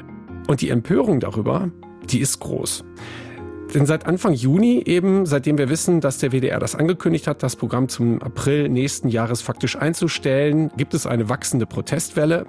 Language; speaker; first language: German; native; German